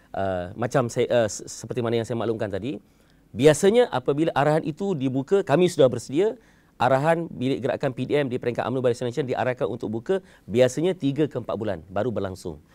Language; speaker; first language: Malay; native; Malay